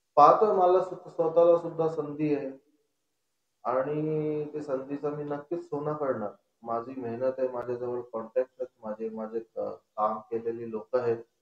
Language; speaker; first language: Marathi; non-native, local second language; Konkani